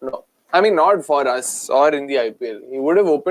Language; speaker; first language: English; non-native, local second language; Hindi